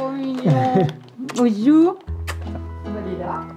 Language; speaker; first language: French; native; French